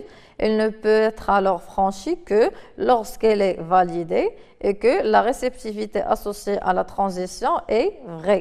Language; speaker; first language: French; non-native, local second language; Arabic